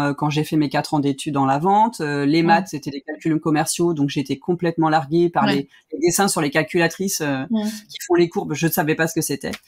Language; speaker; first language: French; native; French